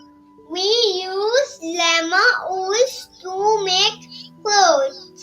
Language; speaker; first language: English; non-native, learner; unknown